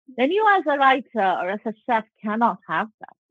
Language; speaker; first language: English; non-native, local second language; Punjabi